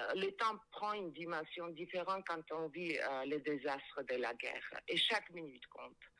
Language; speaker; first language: French; non-native, fluent; Georgian